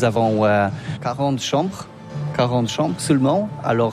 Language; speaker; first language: French; non-native, learner; Polish